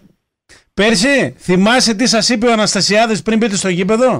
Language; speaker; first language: Greek; native; Greek